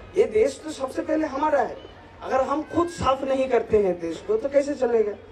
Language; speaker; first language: Hindi; non-native, local second language; Bangla